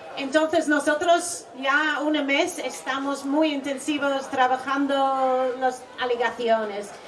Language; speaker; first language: Spanish; non-native, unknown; English